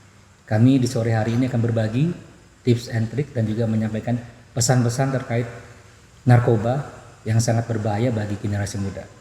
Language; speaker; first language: Indonesian; non-native, local second language; Banjar